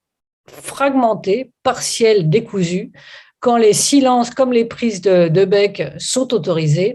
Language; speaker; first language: French; native; French